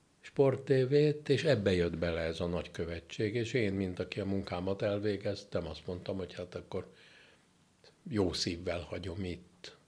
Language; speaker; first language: Hungarian; native; Hungarian